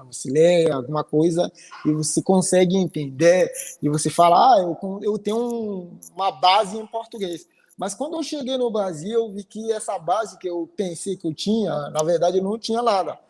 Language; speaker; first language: Portuguese; non-native, fluent; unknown